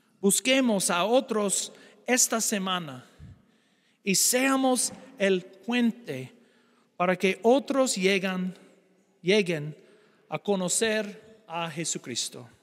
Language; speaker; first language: Spanish; non-native, fluent; English